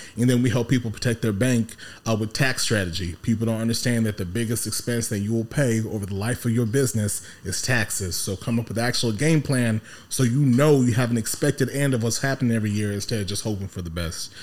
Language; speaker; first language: English; early bilingual, other home language; Yoruba